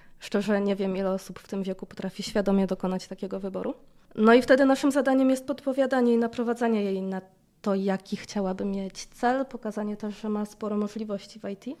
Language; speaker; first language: Polish; native; Polish